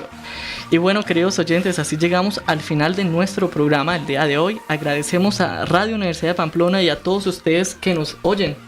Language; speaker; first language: Spanish; native; Spanish